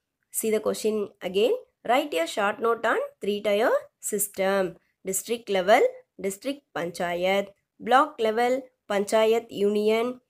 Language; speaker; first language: English; non-native, local second language; Tamil